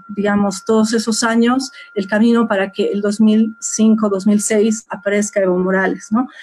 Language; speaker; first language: Spanish; native; Spanish